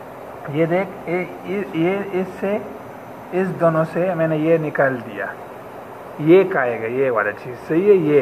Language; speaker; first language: Hindi; non-native, local second language; Pashto